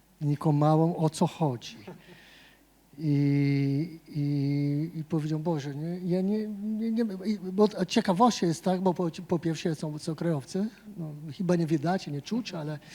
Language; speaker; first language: Polish; non-native, fluent; Portuguese